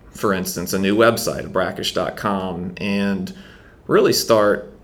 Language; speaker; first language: English; native; English